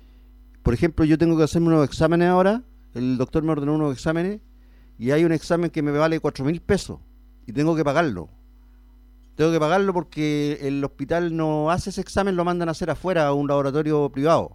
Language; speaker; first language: Spanish; native; Spanish